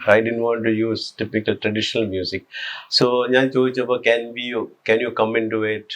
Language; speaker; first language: English; non-native, local second language; Malayalam